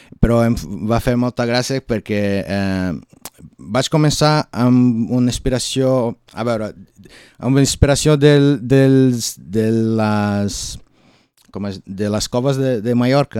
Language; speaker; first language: Catalan; non-native, learner; Portuguese